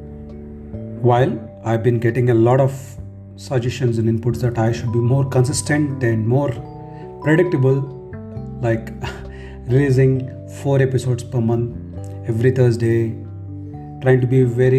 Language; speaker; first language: English; non-native, local second language; Telugu